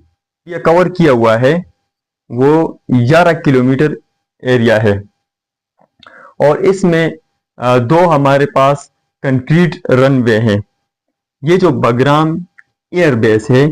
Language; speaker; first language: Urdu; non-native, fluent; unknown